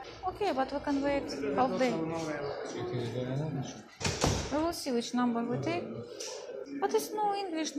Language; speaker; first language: English; non-native, learner; Russian